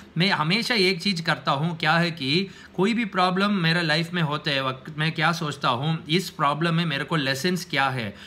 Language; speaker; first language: Hindi; non-native, local second language; Tamil